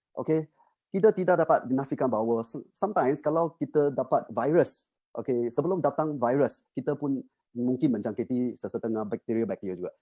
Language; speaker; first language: Malay; non-native, local second language; Chinese